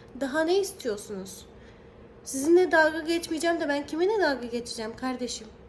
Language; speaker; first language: Turkish; native; Turkish